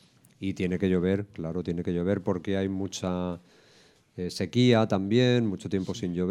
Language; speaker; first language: Spanish; native; Spanish